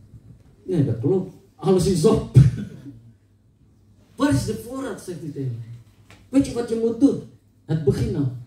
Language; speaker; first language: Dutch; non-native, learner; Indonesian